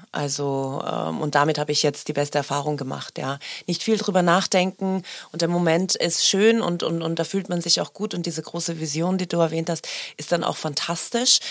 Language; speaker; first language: German; early bilingual, other home language; Persian